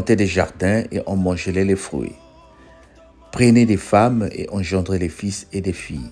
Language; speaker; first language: French; non-native, local second language; Lingala